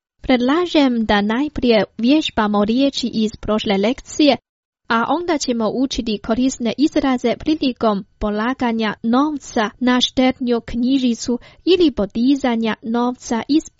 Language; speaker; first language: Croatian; non-native, fluent; Chinese